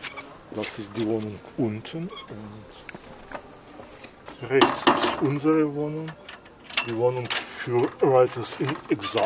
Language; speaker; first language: German; non-native, fluent; Belarusian